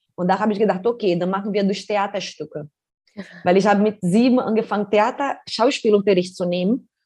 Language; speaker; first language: German; non-native, fluent; Portuguese